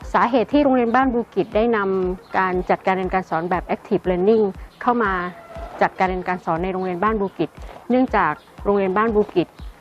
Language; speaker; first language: Thai; non-native, local second language; Pattani Malay